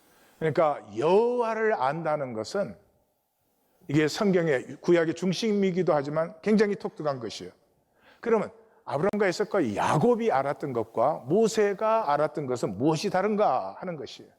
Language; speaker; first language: Korean; native; Korean